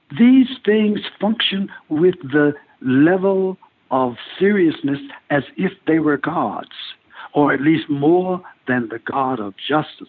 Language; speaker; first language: English; native; English